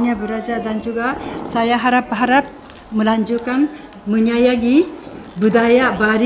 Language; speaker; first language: Indonesian; non-native, fluent; Japanese